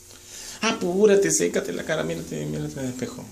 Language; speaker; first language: Spanish; native; Spanish